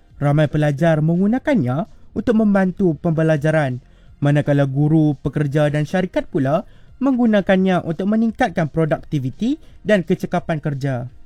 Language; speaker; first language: Malay; native; Malay